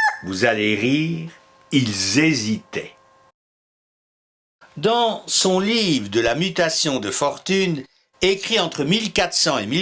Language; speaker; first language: French; native; French